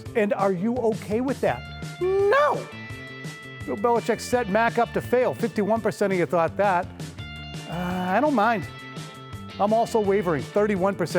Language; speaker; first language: English; native; English